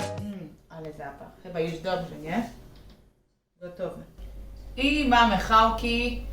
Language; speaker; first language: Polish; non-native, learner; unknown